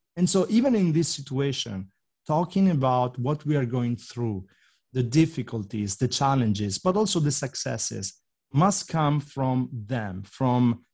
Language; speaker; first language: English; non-native, fluent; Italian